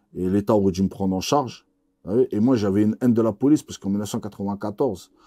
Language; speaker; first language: French; native; French